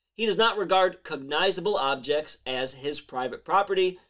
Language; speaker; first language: English; native; English